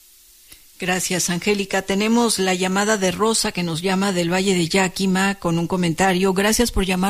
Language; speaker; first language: Spanish; native; Spanish